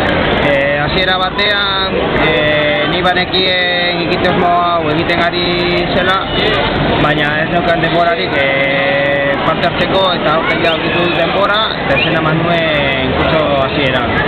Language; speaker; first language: Basque; non-native, local second language; Spanish